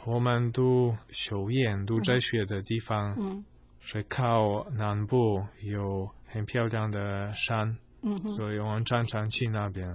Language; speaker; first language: Chinese; non-native, fluent; Polish